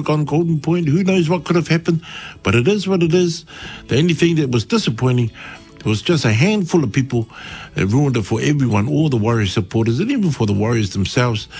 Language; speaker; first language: English; native; English